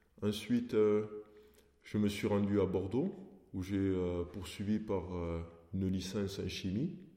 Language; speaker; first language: French; early bilingual, other home language; Portuguese